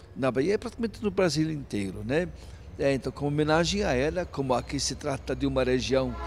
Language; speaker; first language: Portuguese; non-native, fluent; Maltese